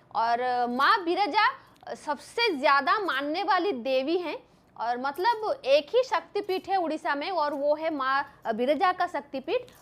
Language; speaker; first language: Hindi; non-native, local second language; Bangla